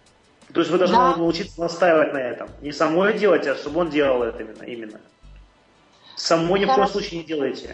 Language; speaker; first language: Russian; native; Russian